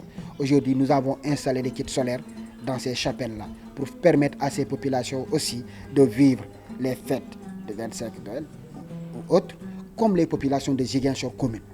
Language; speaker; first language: French; non-native, local second language; Wolof